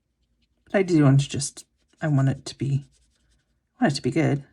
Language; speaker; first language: English; native; English